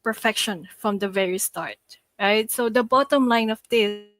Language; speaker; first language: English; non-native, local second language; Filipino